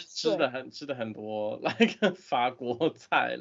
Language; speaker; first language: Chinese; non-native, fluent; English